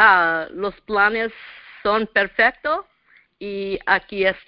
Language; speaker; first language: Spanish; early bilingual, heritage; Spanish